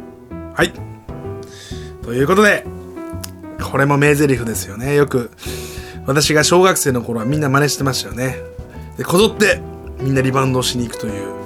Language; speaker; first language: Japanese; native; Japanese